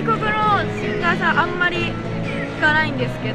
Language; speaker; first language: Japanese; native; Japanese